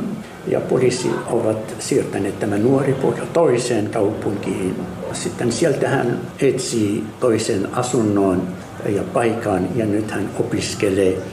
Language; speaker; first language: Finnish; non-native, learner; Arabic